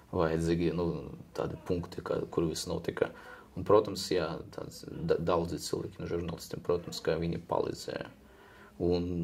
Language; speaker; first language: Latvian; non-native, local second language; Russian